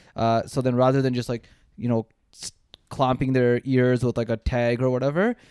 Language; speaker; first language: English; native; English